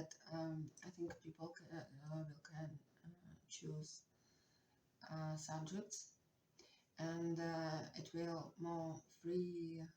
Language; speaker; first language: English; non-native, learner; Russian